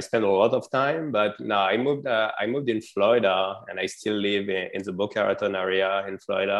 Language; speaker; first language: English; non-native, fluent; French